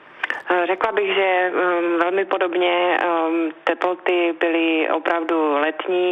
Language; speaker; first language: Czech; native; Czech